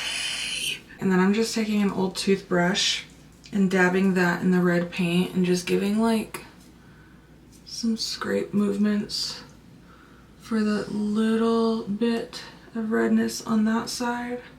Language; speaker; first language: English; native; English